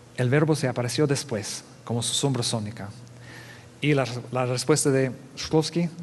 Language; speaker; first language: Spanish; non-native, fluent; English